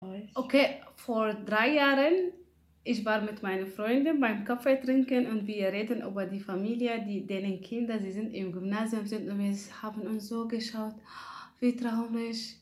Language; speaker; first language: German; non-native, learner; Arabic